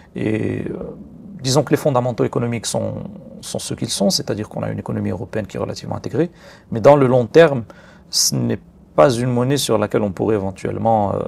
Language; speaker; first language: French; non-native, local second language; Arabic